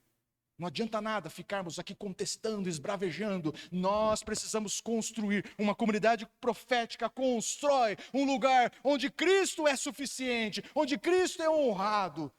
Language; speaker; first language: Portuguese; native; Portuguese